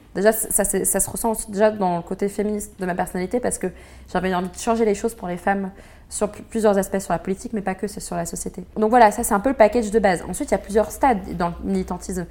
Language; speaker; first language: French; native; French